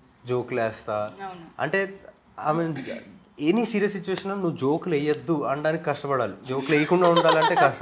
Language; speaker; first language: Telugu; native; Telugu